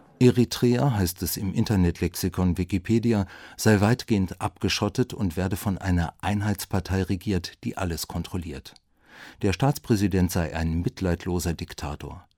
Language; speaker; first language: German; native; German